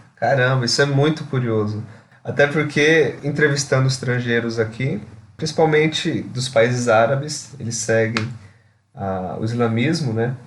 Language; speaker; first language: Portuguese; native; Portuguese